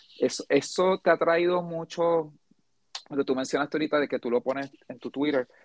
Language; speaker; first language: Spanish; native; Spanish